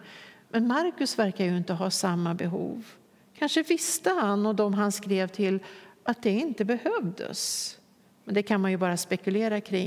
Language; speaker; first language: Swedish; native; Swedish